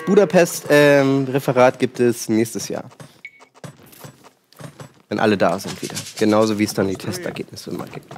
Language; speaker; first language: German; native; German